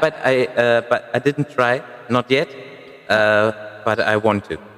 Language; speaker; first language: English; non-native, fluent; German